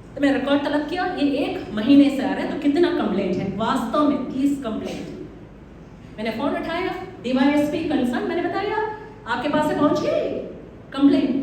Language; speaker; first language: Hindi; non-native, local second language; Malayalam